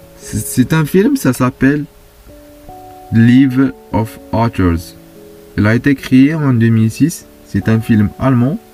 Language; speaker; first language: French; non-native, fluent; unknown